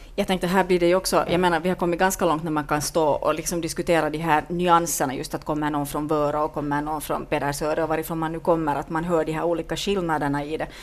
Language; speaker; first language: Swedish; native; Swedish